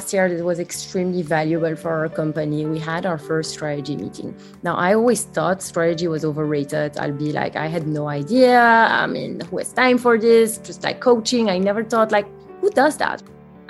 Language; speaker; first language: English; non-native, fluent; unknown